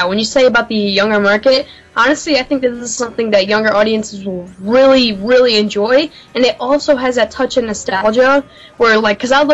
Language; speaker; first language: English; native; English